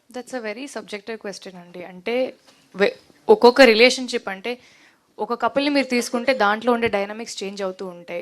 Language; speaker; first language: Telugu; native; Telugu